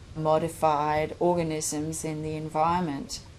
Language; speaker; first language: English; non-native, fluent; Danish